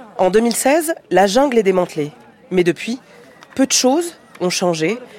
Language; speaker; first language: French; native; French